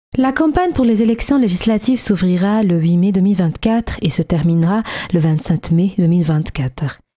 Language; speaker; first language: French; non-native, local second language; Malagasy